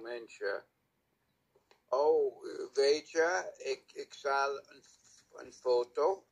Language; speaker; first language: Dutch; non-native, learner; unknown